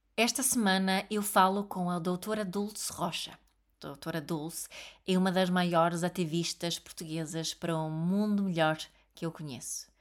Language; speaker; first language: Portuguese; non-native, fluent; Serbian